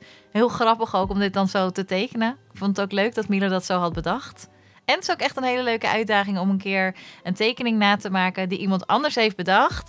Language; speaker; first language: Dutch; native; Dutch